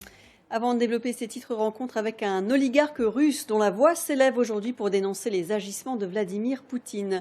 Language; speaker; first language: French; native; French